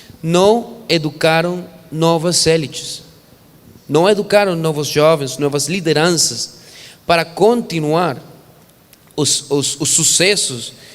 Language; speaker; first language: Portuguese; non-native, fluent; Spanish